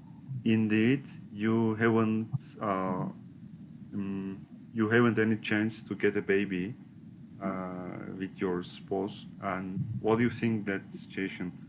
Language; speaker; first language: English; non-native, learner; Turkish